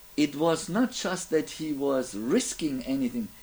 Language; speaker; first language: English; non-native, fluent; German